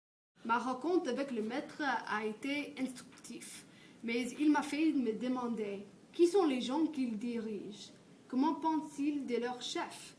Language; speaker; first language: French; non-native, learner; English